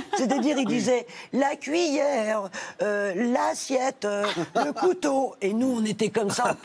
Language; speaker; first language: French; early bilingual, other home language; Spanish